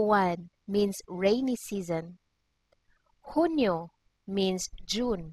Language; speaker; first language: English; non-native, local second language; Cebuano